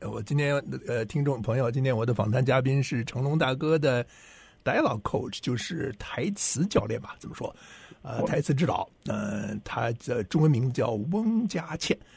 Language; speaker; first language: Chinese; native; Chinese